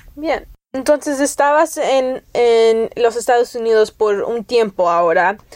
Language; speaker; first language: Spanish; early bilingual, heritage; English